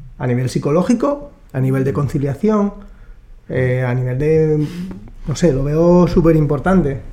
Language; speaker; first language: Spanish; native; Spanish